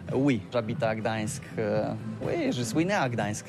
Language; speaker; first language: French; non-native, learner; Polish